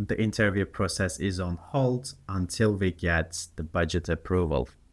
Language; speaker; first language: English; non-native, fluent; Turkish